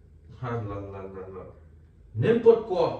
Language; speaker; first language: French; native; French